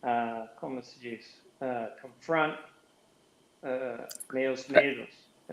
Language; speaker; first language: Portuguese; non-native, learner; English